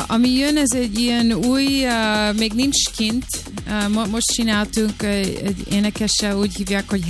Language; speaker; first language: Hungarian; early bilingual, heritage; Hungarian